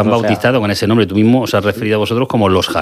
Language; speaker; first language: Spanish; native; Spanish